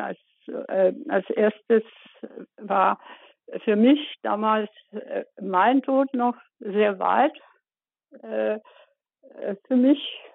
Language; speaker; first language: German; early bilingual, other home language; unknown